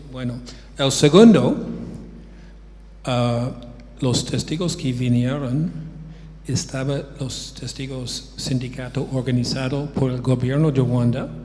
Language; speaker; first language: Spanish; non-native, fluent; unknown